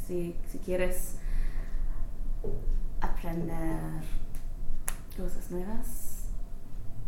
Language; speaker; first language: Spanish; non-native, learner; English